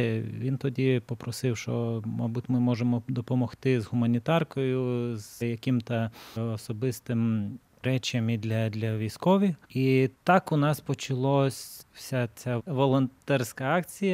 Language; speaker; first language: Ukrainian; non-native, fluent; Lithuanian